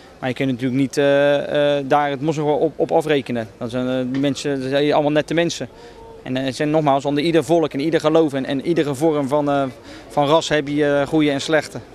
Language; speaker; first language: Dutch; native; Dutch